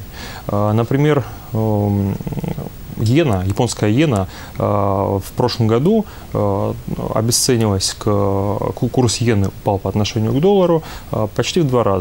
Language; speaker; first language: Russian; native; Russian